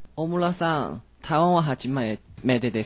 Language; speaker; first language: Japanese; non-native, learner; Chinese